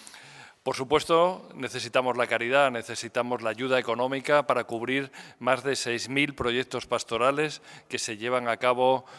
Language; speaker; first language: Spanish; native; Spanish